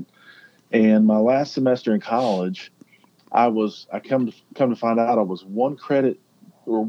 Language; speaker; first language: English; native; English